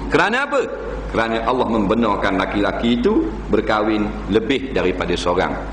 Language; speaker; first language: Malay; native; Malay